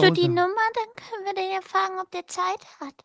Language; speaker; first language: German; native; German